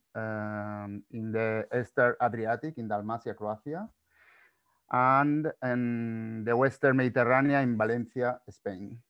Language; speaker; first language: English; non-native, learner; Spanish